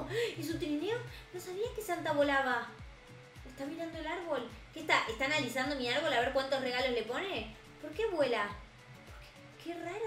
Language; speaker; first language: Spanish; native; Spanish